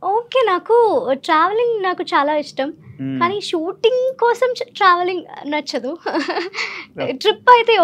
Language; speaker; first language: Telugu; non-native, learner; Malayalam